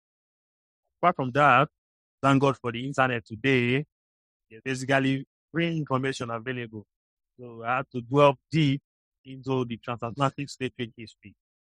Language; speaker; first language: English; non-native, local second language; Igbo